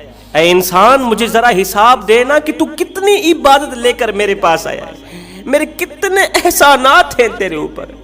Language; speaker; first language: Urdu; native; Urdu